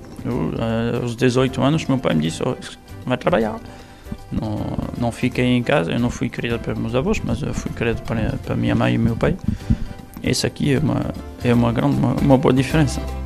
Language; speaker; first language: Portuguese; non-native, fluent; French